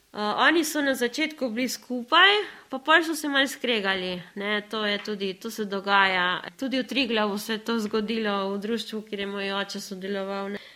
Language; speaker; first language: Slovenian; early bilingual, other home language; Spanish